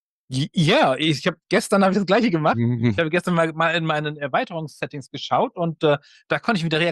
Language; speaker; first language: German; native; German